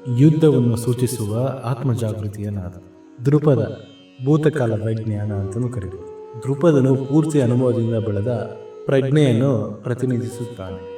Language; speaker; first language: Kannada; native; Kannada